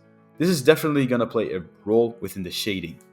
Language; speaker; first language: English; non-native, fluent; Dutch